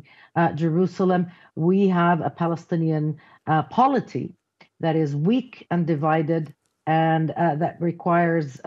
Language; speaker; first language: English; non-native, fluent; Arabic